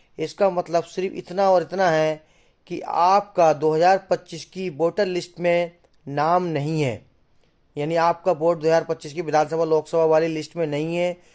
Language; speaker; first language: Hindi; native; Hindi